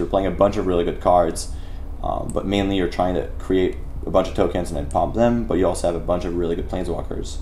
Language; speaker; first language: English; non-native, local second language; French